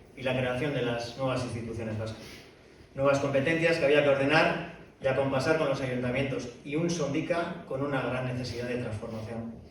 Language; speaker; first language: Spanish; native; Spanish